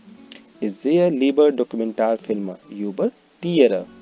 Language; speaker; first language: German; non-native, fluent; Hindi